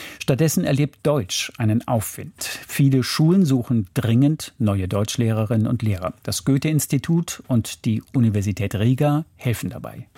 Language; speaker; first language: German; native; German